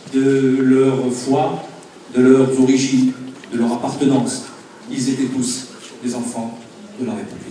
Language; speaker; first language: French; native; French